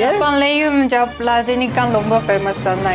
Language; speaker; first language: Tamil; non-native, learner; Japanese